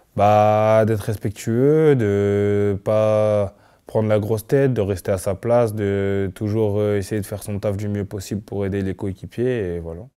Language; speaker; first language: French; native; French